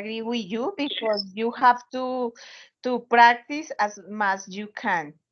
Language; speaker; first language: English; non-native, learner; Spanish